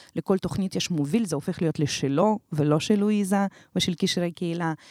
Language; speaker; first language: Hebrew; early bilingual, other home language; Romanian